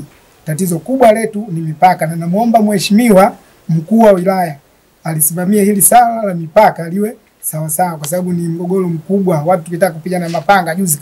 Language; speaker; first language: Swahili; native; Swahili